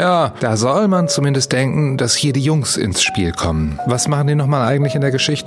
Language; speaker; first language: German; native; German